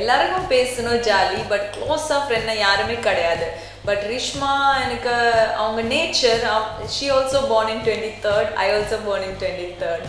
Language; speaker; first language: Tamil; non-native, learner; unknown